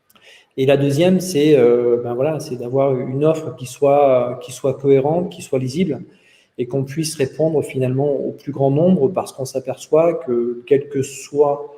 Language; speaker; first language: French; native; French